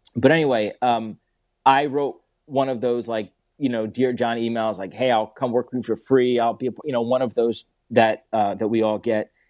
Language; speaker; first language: English; native; English